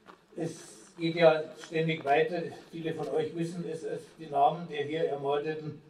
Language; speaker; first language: German; native; German